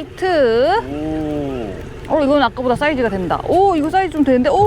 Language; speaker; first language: Korean; native; Korean